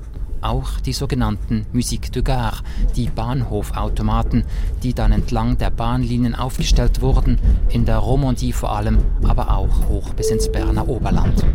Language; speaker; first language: German; native; German